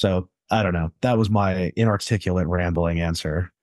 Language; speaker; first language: English; native; English